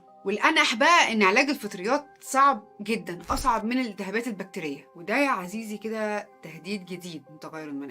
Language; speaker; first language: Arabic; native; Arabic